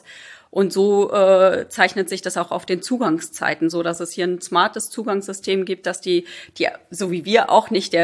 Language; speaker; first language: German; native; German